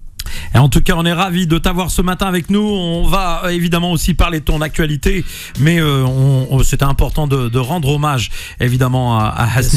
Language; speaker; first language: French; native; French